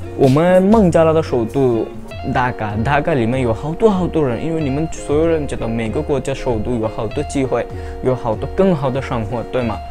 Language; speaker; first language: Chinese; non-native, learner; Bangla